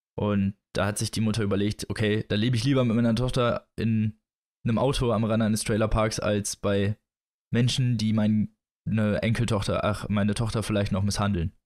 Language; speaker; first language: German; native; German